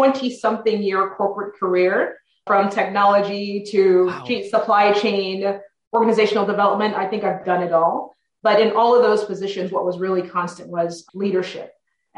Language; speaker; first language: English; native; English